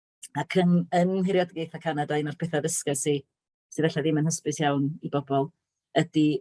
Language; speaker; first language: Welsh; native; Welsh